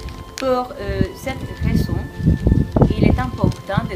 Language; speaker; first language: French; non-native, learner; Spanish